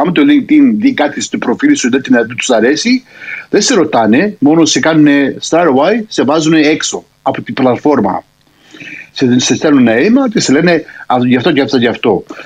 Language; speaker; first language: Greek; early bilingual, heritage; Greek